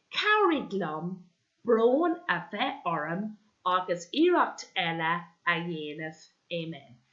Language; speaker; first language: Irish; non-native, local second language; English